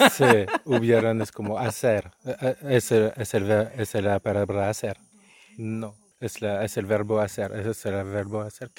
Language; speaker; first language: Spanish; non-native, learner; French